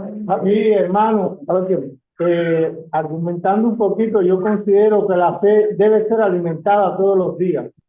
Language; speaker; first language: Spanish; native; Spanish